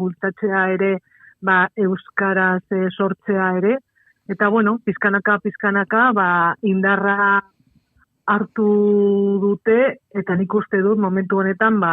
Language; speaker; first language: Basque; non-native, local second language; Spanish